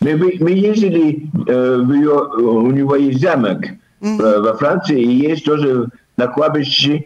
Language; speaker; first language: Russian; early bilingual, heritage; Russian